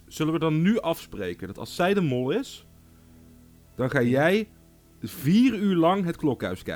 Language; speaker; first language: Dutch; native; Dutch